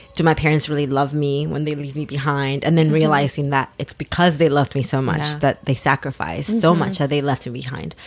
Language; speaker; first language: English; early bilingual, other home language; Spanish